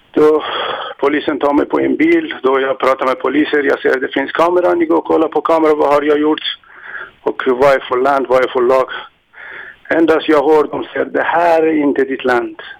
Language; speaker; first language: Swedish; non-native, learner; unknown